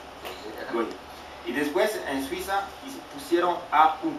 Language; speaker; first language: Spanish; non-native, fluent; French